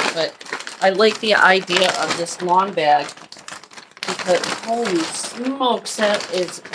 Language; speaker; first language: English; native; English